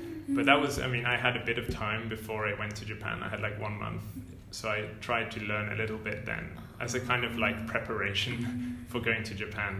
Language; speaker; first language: English; native; English